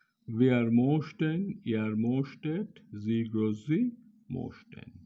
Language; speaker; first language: German; non-native, fluent; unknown